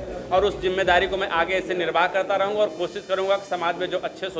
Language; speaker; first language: Hindi; native; Hindi